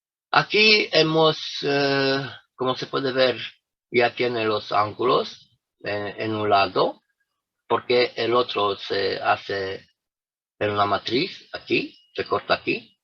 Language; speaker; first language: Spanish; non-native, fluent; Romanian